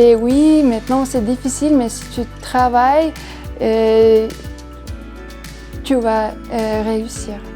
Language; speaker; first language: French; non-native, fluent; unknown